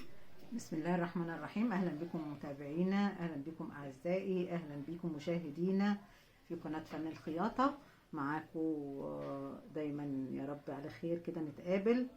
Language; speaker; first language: Arabic; native; Arabic